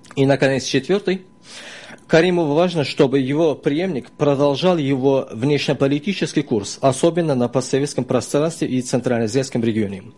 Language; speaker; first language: Russian; non-native, local second language; Uzbek